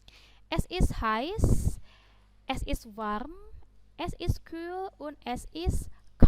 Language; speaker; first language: German; non-native, fluent; Indonesian